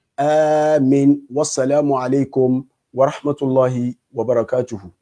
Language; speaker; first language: Arabic; non-native, fluent; Yoruba